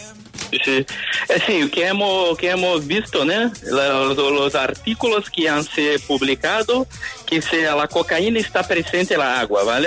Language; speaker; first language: Spanish; non-native, learner; Portuguese